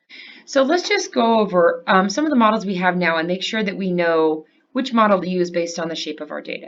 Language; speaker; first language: English; native; English